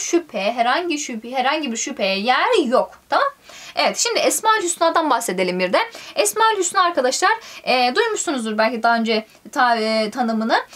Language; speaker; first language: Turkish; native; Turkish